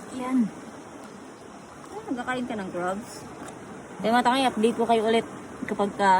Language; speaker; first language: Filipino; native; Filipino